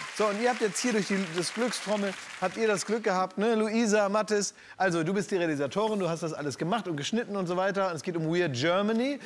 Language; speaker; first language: German; native; German